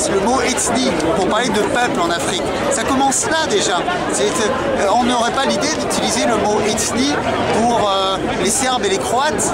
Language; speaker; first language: French; native; French